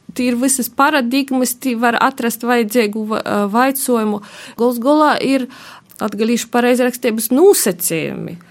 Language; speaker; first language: Latvian; native; Latvian